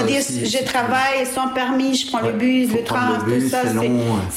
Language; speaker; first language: French; non-native, learner; Albanian